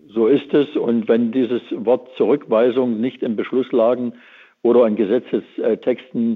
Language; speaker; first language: German; native; German